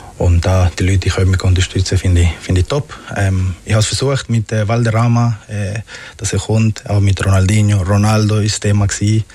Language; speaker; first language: German; non-native, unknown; Spanish